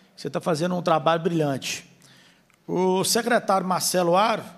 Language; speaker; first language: Portuguese; native; Portuguese